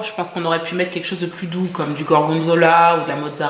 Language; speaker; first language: French; native; French